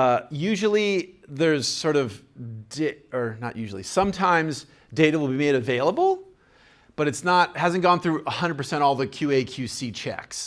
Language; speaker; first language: English; native; English